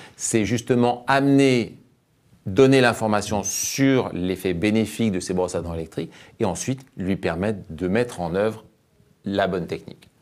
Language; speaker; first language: French; native; French